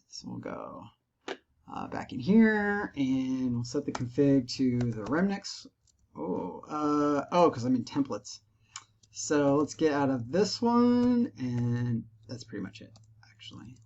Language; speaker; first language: English; native; English